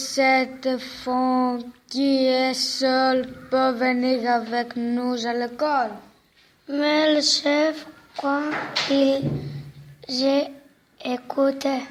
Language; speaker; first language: French; non-native, learner; Greek